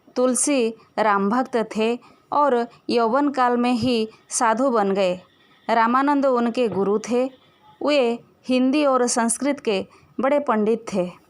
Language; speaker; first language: Hindi; non-native, local second language; Odia